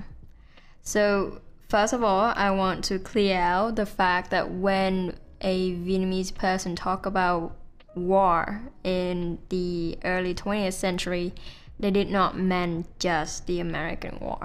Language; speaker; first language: English; non-native, fluent; Vietnamese